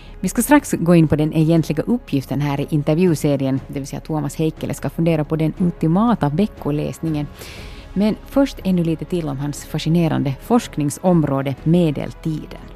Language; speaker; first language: Swedish; native; Swedish